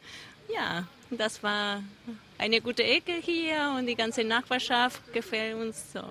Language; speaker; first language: German; non-native, learner; Spanish